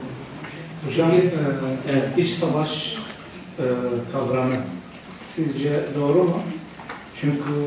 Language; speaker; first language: Turkish; non-native, fluent; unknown